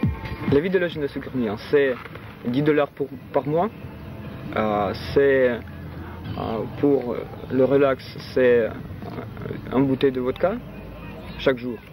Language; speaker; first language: French; non-native, fluent; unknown